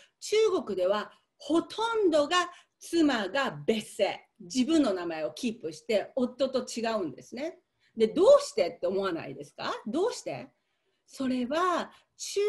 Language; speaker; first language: Japanese; native; Japanese